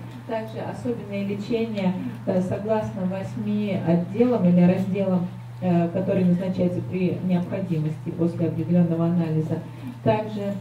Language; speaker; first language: Russian; native; Russian